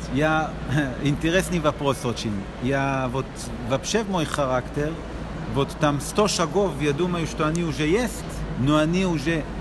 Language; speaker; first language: Russian; non-native, learner; Hebrew